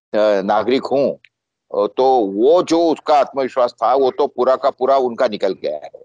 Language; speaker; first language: Hindi; non-native, local second language; Marathi